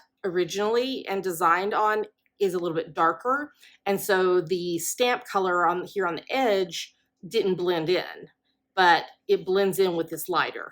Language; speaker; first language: English; native; English